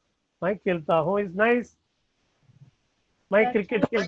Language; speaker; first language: Hindi; non-native, learner; Tamil